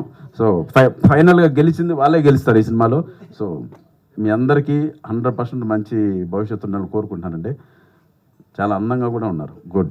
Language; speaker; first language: Telugu; native; Telugu